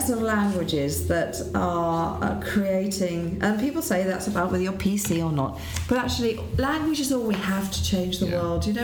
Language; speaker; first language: English; native; English